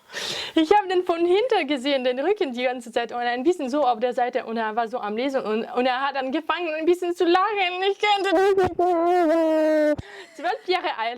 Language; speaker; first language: German; non-native, fluent; French